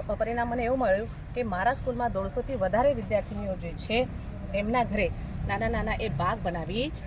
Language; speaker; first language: Gujarati; non-native, local second language; Marathi